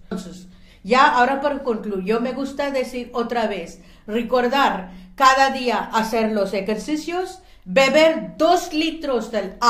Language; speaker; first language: Spanish; non-native, learner; Hindi